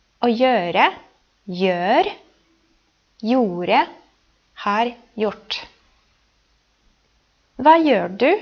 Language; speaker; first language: Norwegian; non-native, fluent; Polish